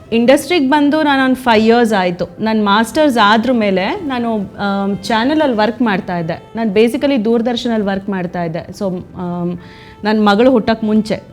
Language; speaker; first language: Kannada; native; Kannada